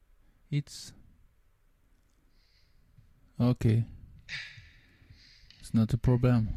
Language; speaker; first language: English; non-native, learner; French